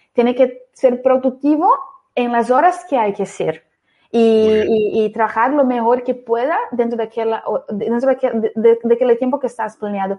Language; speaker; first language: Spanish; non-native, fluent; Portuguese